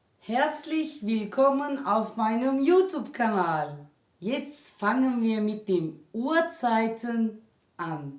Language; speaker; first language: German; non-native, fluent; Turkish